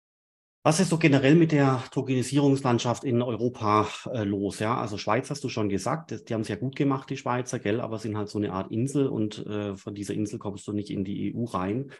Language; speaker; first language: German; native; German